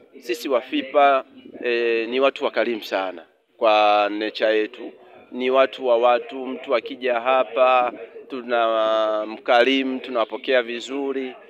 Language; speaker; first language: Swahili; native; Swahili